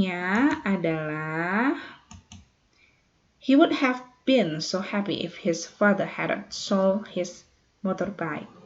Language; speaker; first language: English; non-native, fluent; Indonesian